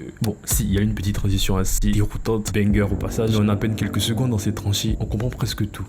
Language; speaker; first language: French; native; French